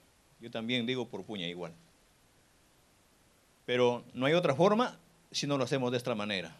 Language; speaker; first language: Spanish; native; Spanish